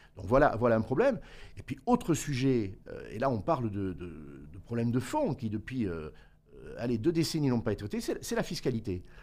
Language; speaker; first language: French; native; French